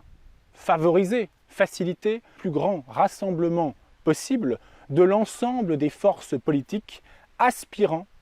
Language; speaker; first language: French; native; French